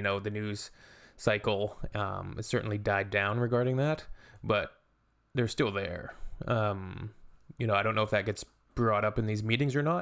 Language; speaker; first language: English; native; English